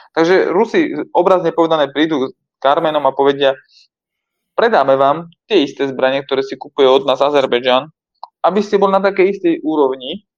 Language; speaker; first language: Slovak; non-native, fluent; Armenian